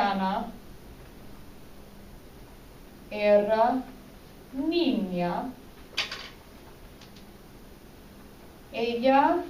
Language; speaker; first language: Spanish; non-native, fluent; English